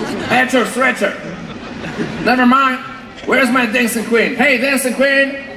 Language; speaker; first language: English; non-native, learner; Polish